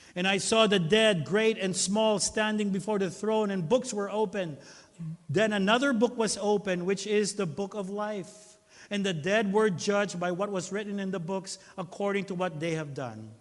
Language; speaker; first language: English; non-native, local second language; Filipino